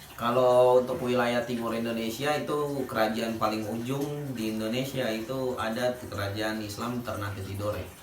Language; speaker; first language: Indonesian; native; Indonesian